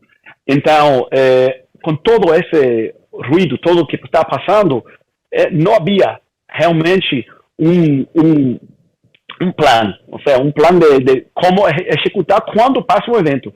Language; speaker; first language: Portuguese; early bilingual, heritage; Portuguese